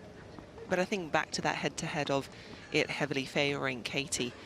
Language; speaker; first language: English; native; English